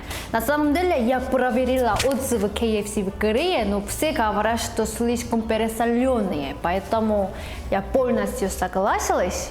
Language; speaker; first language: Russian; non-native, learner; Korean